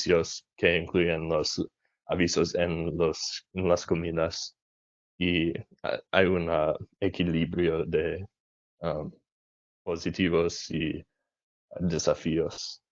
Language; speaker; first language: Spanish; non-native, learner; English